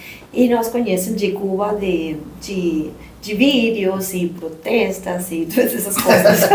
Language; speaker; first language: Portuguese; non-native, learner; Spanish